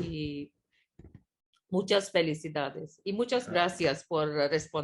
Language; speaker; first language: Spanish; non-native, fluent; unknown